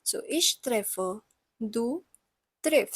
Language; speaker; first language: German; non-native, fluent; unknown